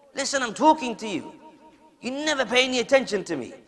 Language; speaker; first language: English; native; English